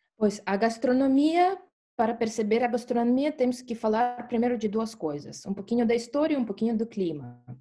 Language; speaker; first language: Portuguese; non-native, fluent; Estonian